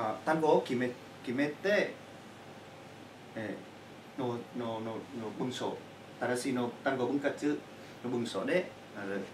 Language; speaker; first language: Japanese; non-native, learner; Chinese